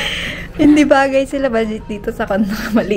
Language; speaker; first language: Filipino; native; Filipino